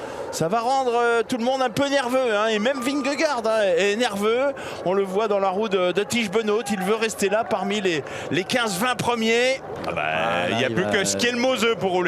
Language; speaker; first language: French; native; French